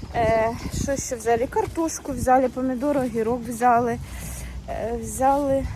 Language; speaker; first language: Ukrainian; native; Ukrainian